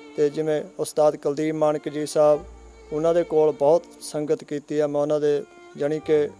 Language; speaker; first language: Punjabi; native; Punjabi